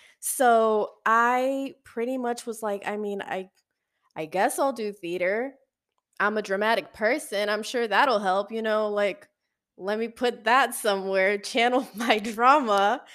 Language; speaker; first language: English; early bilingual, other home language; Spanish